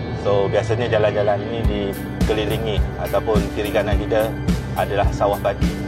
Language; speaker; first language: Malay; non-native, local second language; Min Nan Chinese